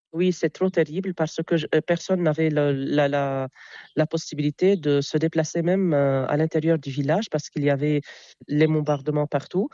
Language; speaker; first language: French; non-native, local second language; Arabic